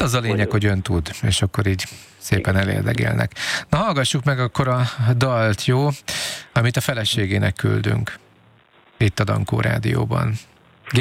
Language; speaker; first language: Hungarian; native; Hungarian